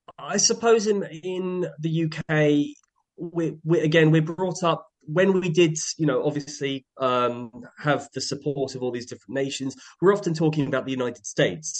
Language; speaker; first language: English; native; English